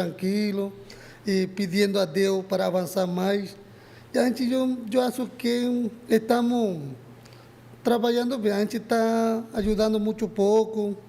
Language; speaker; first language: Portuguese; non-native, learner; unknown